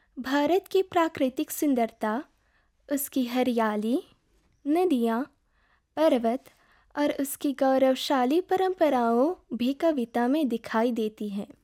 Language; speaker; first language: Hindi; early bilingual, heritage; Hindi